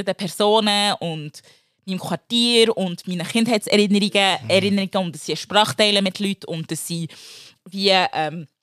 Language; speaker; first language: German; early bilingual, other home language; Lingala